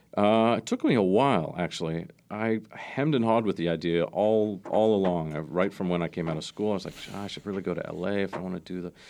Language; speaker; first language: English; native; English